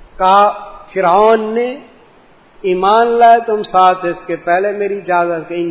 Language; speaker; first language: Urdu; non-native, local second language; Sindhi